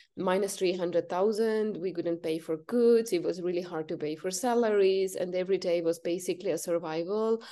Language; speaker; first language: English; non-native, fluent; Estonian